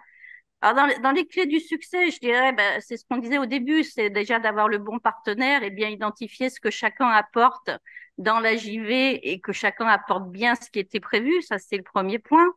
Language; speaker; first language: French; native; French